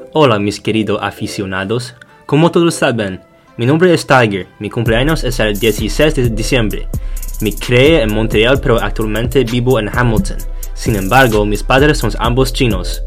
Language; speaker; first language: Spanish; non-native, learner; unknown